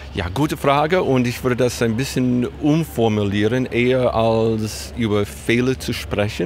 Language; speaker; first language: German; non-native, fluent; English